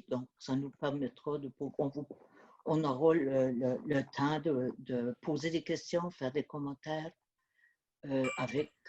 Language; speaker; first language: French; native; French